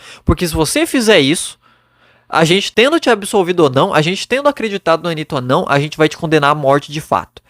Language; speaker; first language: Portuguese; native; Portuguese